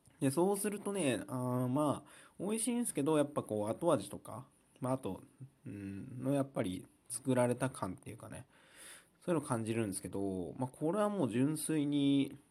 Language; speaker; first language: Japanese; native; Japanese